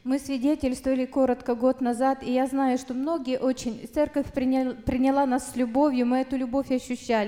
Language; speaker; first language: Russian; native; Russian